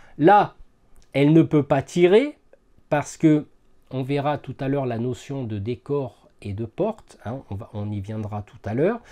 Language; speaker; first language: French; native; French